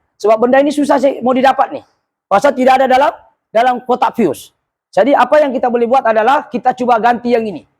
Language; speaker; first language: Malay; non-native, local second language; Buginese